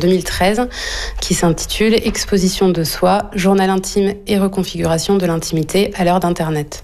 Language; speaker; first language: French; native; French